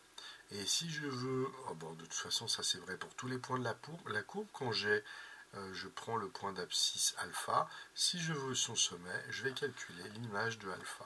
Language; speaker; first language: French; native; French